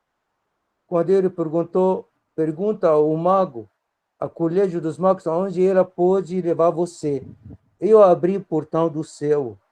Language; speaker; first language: Portuguese; non-native, fluent; Arabic